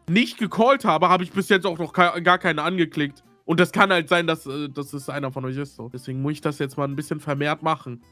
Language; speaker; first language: German; native; German